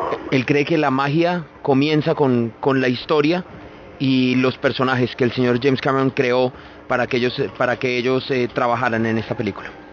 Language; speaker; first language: Spanish; native; Spanish